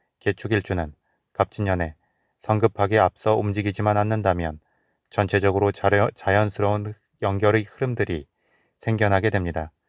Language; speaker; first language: Korean; native; Korean